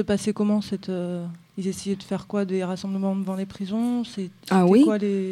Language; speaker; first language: French; native; French